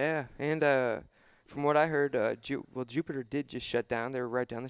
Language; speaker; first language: English; native; English